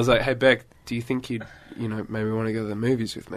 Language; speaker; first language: English; native; English